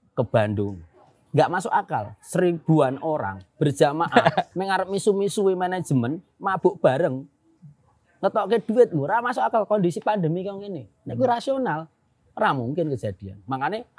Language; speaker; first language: Indonesian; non-native, local second language; Javanese